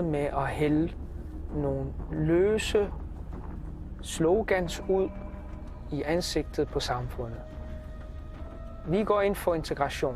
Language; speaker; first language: Danish; early bilingual, other home language; Arabic